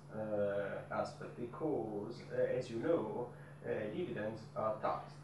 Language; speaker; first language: English; non-native, fluent; Portuguese